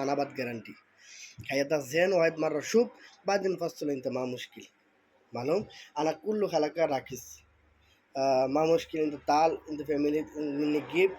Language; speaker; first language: Arabic; non-native, learner; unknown